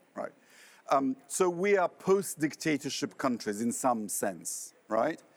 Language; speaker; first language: English; non-native, fluent; Polish